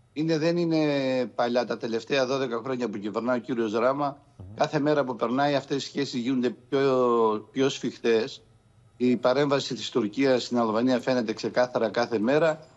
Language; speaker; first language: Greek; native; Greek